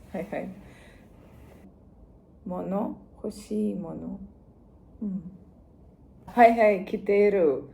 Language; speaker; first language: Japanese; non-native, learner; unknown